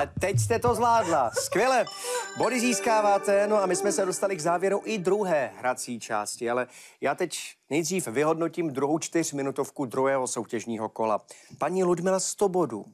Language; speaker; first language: Czech; native; Czech